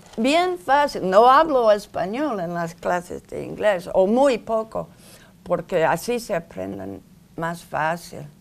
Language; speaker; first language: Spanish; non-native, fluent; English